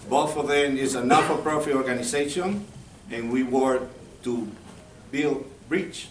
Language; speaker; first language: English; non-native, learner; Spanish